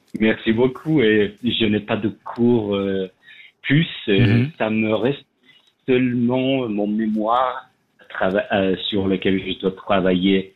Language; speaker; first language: French; non-native, fluent; Persian